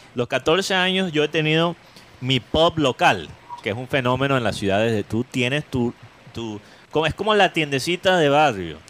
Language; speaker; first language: Spanish; native; Spanish